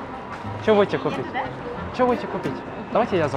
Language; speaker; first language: Russian; non-native, local second language; Kazakh